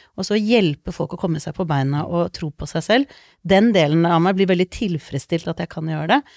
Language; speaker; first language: Norwegian; early bilingual, other home language; Icelandic